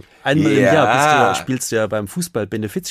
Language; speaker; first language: German; native; German